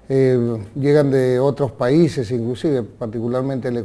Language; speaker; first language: Spanish; native; Spanish